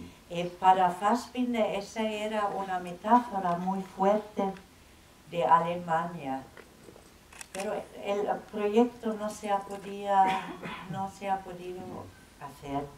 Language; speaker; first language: Spanish; non-native, fluent; German